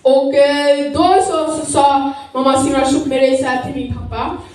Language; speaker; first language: Swedish; early bilingual, other home language; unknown